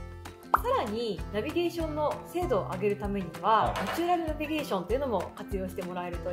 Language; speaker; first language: Japanese; native; Japanese